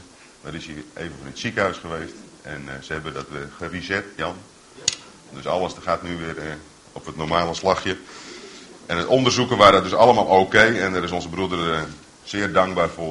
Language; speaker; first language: Dutch; native; Dutch